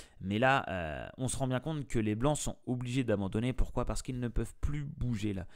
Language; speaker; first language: French; native; French